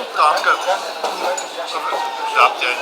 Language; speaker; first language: German; non-native, fluent; Tibetan